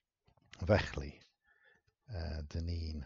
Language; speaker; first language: Welsh; non-native, fluent; English